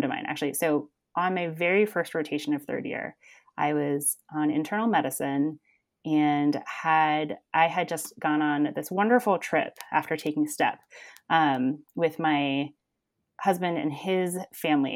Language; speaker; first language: English; native; English